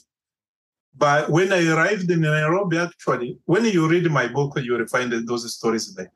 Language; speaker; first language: English; non-native, local second language; Kinyarwanda